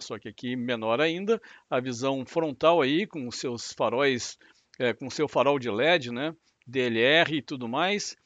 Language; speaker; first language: Portuguese; native; Portuguese